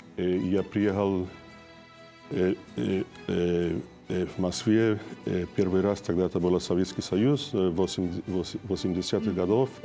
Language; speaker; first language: Russian; non-native, fluent; English